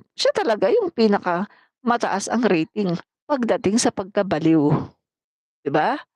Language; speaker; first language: Filipino; non-native, local second language; Cebuano